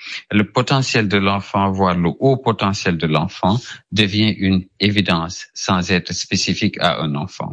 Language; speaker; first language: French; non-native, local second language; Wolof